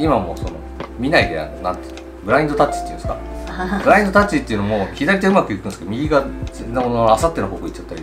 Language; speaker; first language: Japanese; native; Japanese